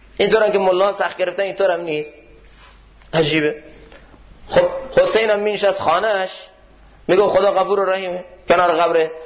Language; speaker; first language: Persian; native; Persian